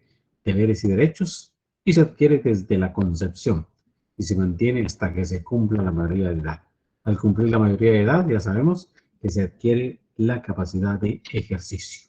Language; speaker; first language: Spanish; native; Spanish